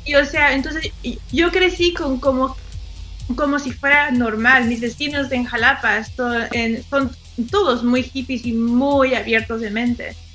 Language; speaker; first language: Spanish; early bilingual, other home language; English